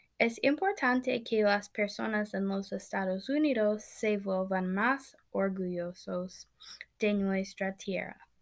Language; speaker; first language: Spanish; non-native, learner; English